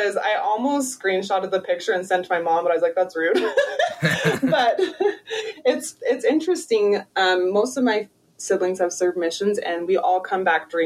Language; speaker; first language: English; native; English